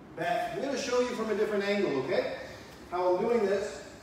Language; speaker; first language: English; native; English